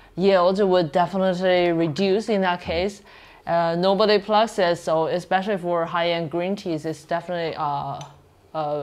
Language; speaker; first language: English; non-native, fluent; Chinese